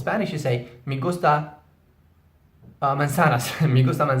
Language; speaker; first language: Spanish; non-native, learner; English